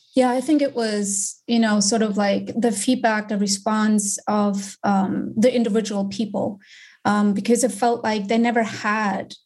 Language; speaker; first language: English; non-native, fluent; German